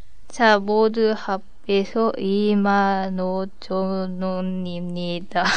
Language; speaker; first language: Korean; non-native, learner; Japanese